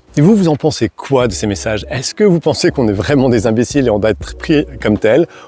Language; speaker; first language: French; native; French